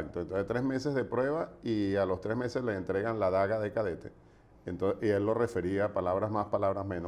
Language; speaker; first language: Spanish; native; Spanish